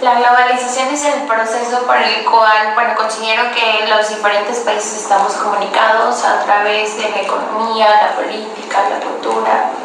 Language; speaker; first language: Spanish; native; Spanish